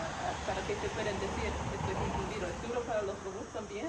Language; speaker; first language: Spanish; non-native, learner; English